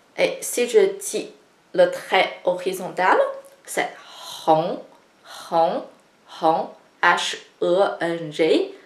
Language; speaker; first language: French; non-native, fluent; Chinese